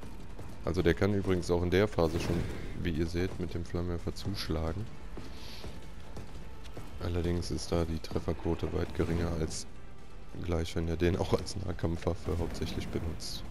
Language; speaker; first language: German; native; German